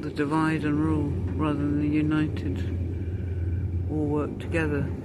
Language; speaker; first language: English; native; English